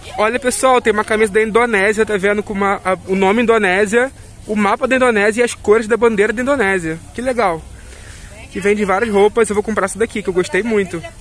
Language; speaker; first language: Portuguese; native; Portuguese